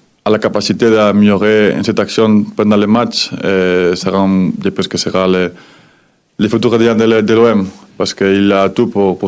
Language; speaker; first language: French; non-native, fluent; Spanish